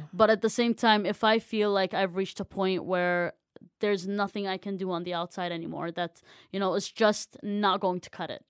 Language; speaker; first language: English; non-native, fluent; Arabic